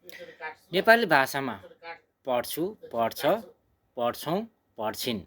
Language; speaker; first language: Nepali; non-native, local second language; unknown